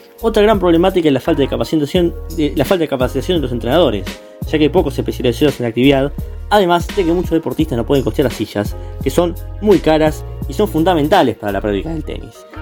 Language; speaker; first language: Spanish; native; Spanish